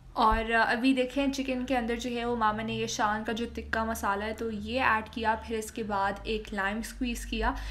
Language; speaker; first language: Urdu; native; Urdu